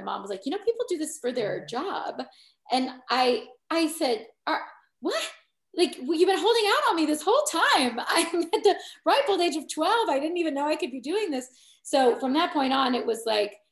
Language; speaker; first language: English; native; English